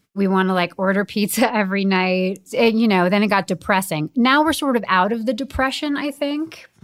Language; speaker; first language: English; native; English